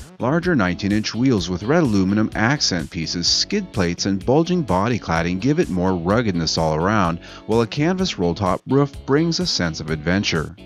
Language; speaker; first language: English; native; English